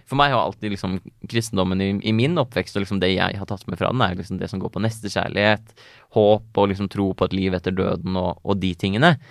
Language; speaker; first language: Norwegian; native; Norwegian